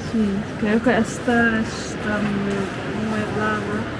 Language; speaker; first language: Spanish; non-native, fluent; Dutch